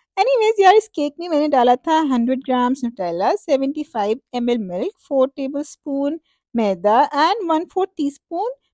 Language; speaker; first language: Hindi; native; Hindi